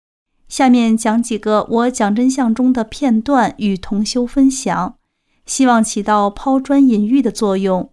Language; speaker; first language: Chinese; native; Chinese